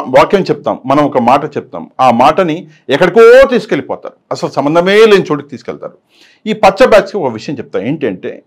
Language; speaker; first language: Telugu; native; Telugu